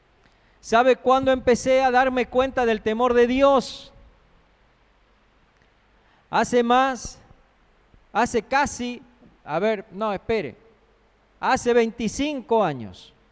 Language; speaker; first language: Spanish; native; Spanish